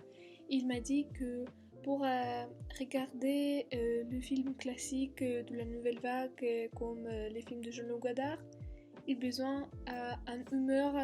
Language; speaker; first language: French; non-native, learner; Russian